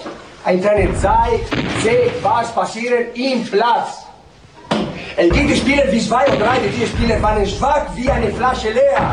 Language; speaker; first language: German; non-native, learner; Italian